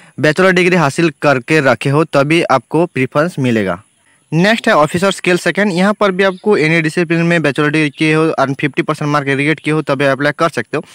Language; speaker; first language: Hindi; non-native, local second language; Bangla